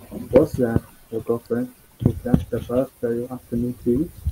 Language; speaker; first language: English; non-native, learner; Chinese